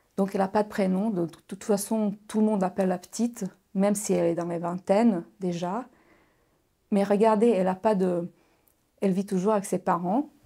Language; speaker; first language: French; non-native, fluent; Bosnian